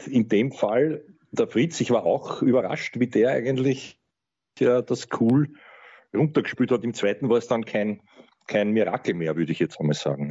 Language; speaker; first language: German; native; German